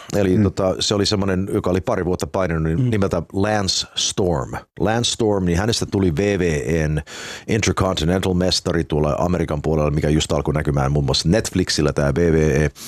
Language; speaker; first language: Finnish; non-native, fluent; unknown